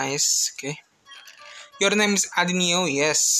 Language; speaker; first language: English; non-native, learner; Indonesian